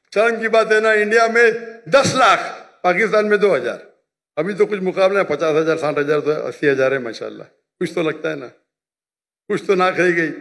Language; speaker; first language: Urdu; non-native, local second language; Konkani